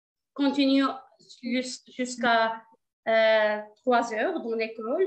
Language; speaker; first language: French; non-native, learner; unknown